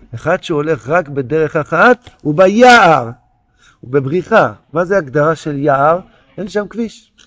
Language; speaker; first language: Hebrew; non-native, local second language; Yiddish